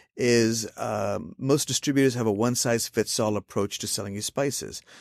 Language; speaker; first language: English; non-native, local second language; Hindi